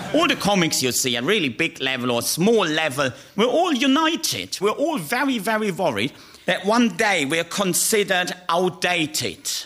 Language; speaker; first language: English; non-native, fluent; German